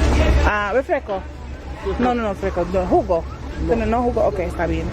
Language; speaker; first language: Spanish; non-native, learner; English